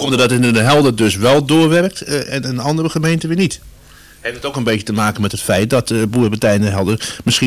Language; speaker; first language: Dutch; native; Dutch